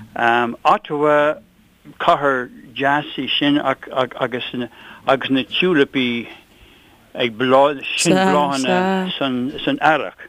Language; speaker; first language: Irish; non-native, local second language; English